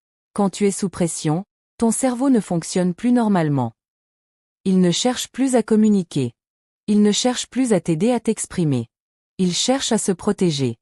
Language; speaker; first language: French; native; French